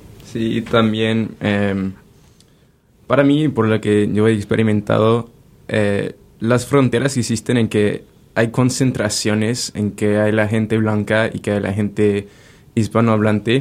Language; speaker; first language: Spanish; non-native, fluent; English